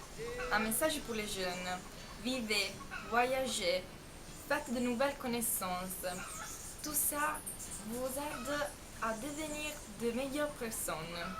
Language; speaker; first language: French; non-native, fluent; Italian